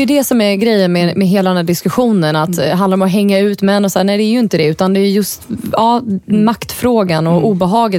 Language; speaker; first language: Swedish; native; Swedish